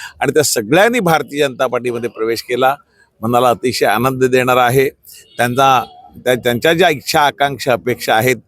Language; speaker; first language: Marathi; native; Marathi